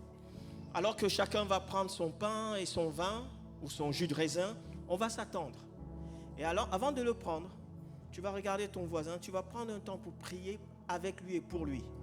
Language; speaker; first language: French; native; French